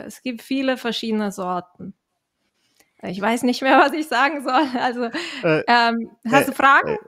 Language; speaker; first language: German; non-native, fluent; Catalan